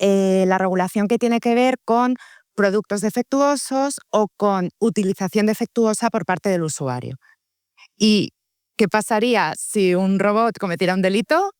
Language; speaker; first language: Spanish; native; Spanish